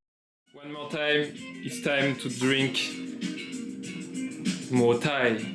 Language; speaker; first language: English; non-native, fluent; French